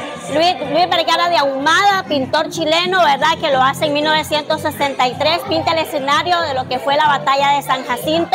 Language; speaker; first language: Spanish; native; Spanish